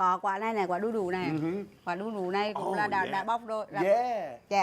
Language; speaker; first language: Vietnamese; native; Vietnamese